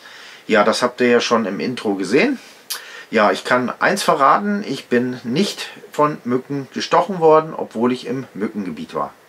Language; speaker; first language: German; native; German